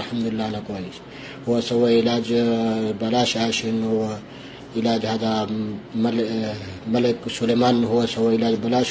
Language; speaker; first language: Arabic; non-native, learner; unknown